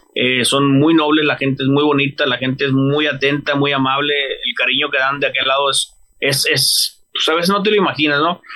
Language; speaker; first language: Spanish; native; Spanish